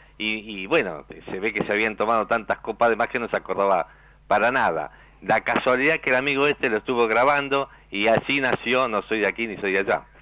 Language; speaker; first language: Spanish; native; Spanish